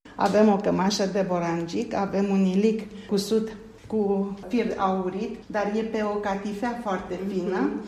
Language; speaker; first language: Romanian; non-native, local second language; Turkish